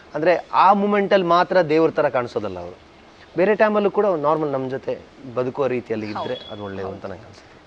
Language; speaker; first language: Kannada; non-native, local second language; Tulu